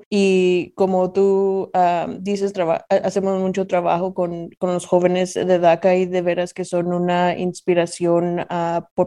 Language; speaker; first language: Spanish; early bilingual, heritage; Spanish